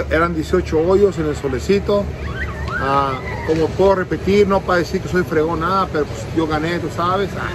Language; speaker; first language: Spanish; early bilingual, heritage; Spanish